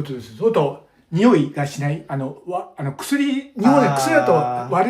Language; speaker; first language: Japanese; native; Japanese